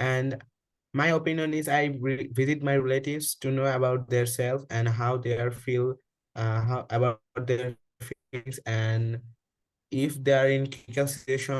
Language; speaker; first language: English; non-native, learner; Bangla